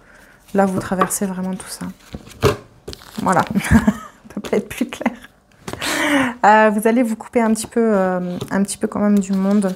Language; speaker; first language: French; native; French